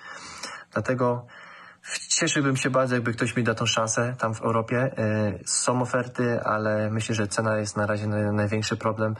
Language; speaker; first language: Polish; early bilingual, heritage; German